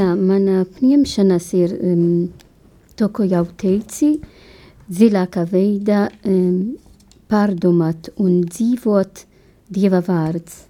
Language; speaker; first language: Latvian; non-native, learner; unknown